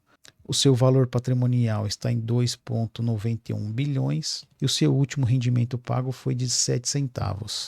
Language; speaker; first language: Portuguese; native; Portuguese